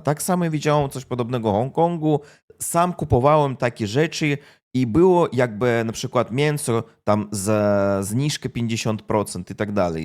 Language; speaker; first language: Polish; non-native, fluent; Russian